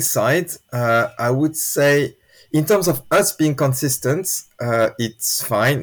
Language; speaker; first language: English; non-native, fluent; French